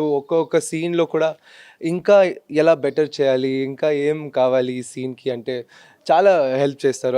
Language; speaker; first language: Telugu; non-native, fluent; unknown